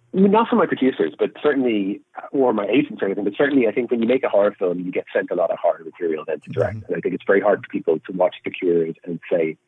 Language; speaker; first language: English; native; English